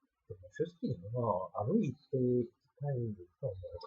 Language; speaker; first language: Japanese; non-native, learner; English